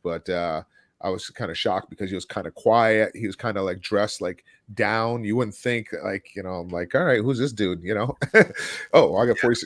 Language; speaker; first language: English; native; English